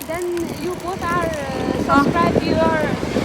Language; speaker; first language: English; non-native, learner; Nepali